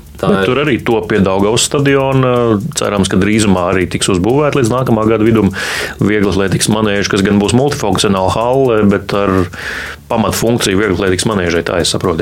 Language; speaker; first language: Latvian; native; Latvian